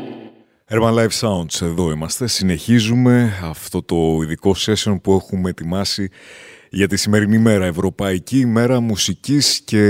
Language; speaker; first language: Greek; native; Greek